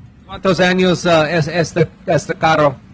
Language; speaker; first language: Spanish; non-native, learner; English